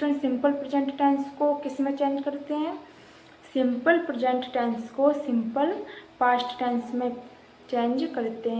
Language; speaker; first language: Hindi; native; Hindi